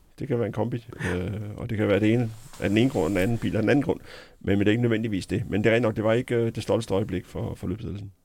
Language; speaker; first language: Danish; native; Danish